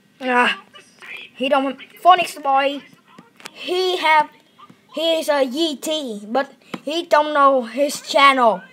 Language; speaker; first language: English; non-native, learner; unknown